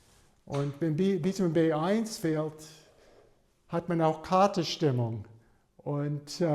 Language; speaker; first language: German; non-native, fluent; English